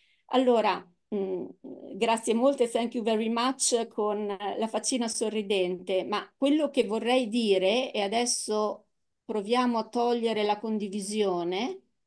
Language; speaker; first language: Italian; native; Italian